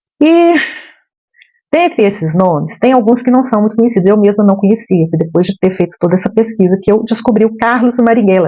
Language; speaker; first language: Portuguese; native; Portuguese